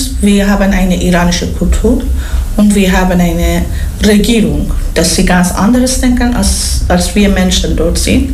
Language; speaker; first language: German; non-native, learner; Persian